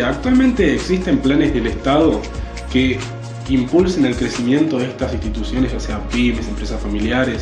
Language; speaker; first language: Spanish; native; Spanish